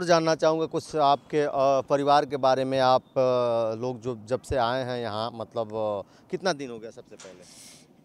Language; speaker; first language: Hindi; native; Hindi